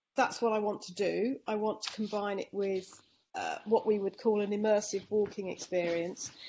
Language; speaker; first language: English; non-native, fluent; Dutch